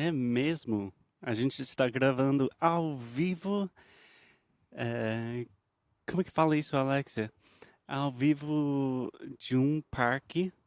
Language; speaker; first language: Portuguese; non-native, fluent; English